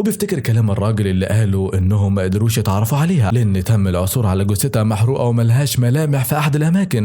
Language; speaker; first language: Arabic; native; Arabic